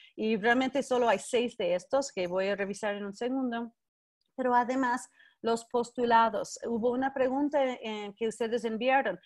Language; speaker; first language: Spanish; non-native, fluent; English